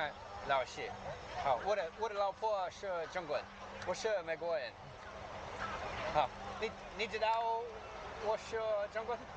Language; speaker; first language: Chinese; non-native, learner; English